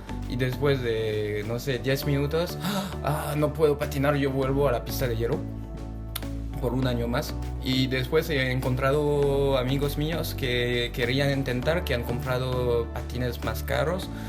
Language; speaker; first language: Spanish; non-native, fluent; French